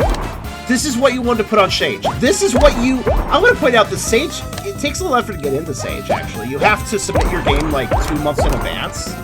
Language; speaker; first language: English; native; English